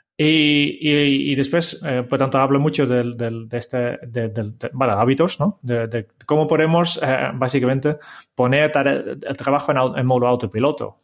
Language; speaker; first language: Spanish; non-native, fluent; Dutch